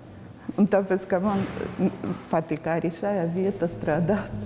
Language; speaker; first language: Latvian; non-native, local second language; Russian